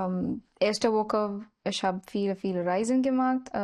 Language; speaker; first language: German; non-native, learner; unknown